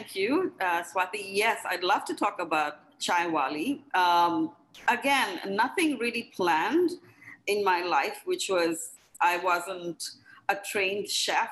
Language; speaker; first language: English; non-native, local second language; Hindi